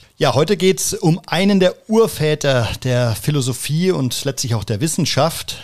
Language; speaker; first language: German; native; German